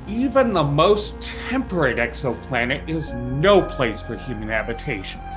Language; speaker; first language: English; native; English